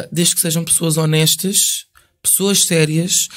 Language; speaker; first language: Portuguese; early bilingual, other home language; English